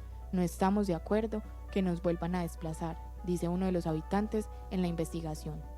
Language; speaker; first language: Spanish; native; Spanish